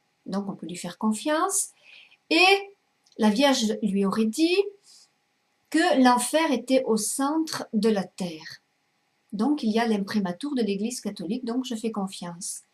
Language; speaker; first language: French; native; French